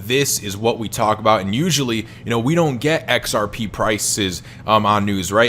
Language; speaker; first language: English; native; English